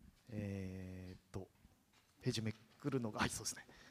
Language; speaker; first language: Japanese; native; Japanese